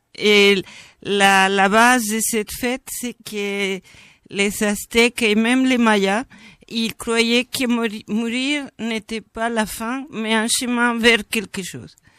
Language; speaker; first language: French; non-native, fluent; Spanish